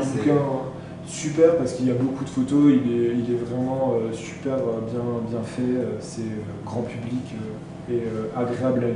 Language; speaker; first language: French; native; French